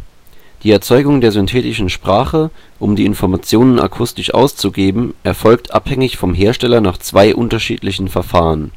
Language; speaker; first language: German; native; German